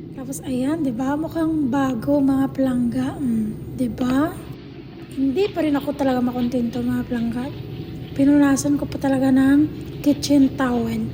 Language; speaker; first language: Filipino; non-native, local second language; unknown